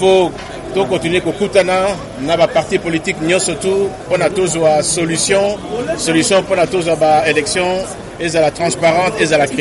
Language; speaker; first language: French; non-native, local second language; Lingala